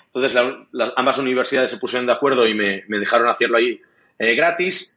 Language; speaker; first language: Spanish; non-native, local second language; Catalan